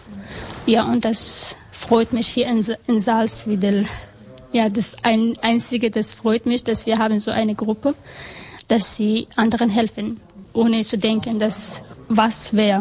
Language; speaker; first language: German; non-native, learner; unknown